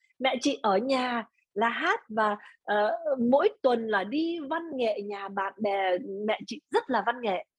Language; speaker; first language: Vietnamese; early bilingual, other home language; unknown